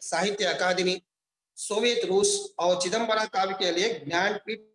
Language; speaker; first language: Hindi; non-native, local second language; Telugu